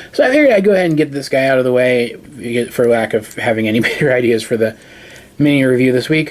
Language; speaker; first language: English; native; English